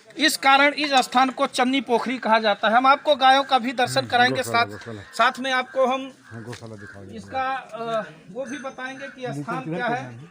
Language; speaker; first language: Hindi; native; Hindi